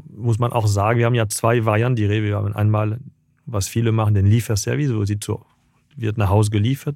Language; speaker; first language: German; non-native, fluent; French